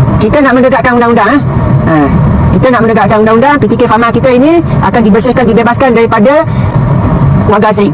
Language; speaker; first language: Malay; native; Malay